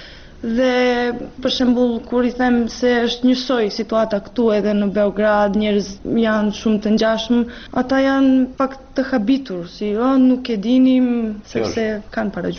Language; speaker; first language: Albanian; non-native, fluent; Serbian